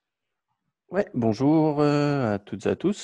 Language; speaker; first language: French; native; French